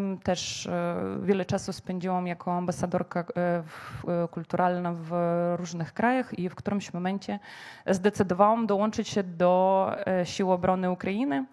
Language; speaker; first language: Polish; non-native, fluent; Ukrainian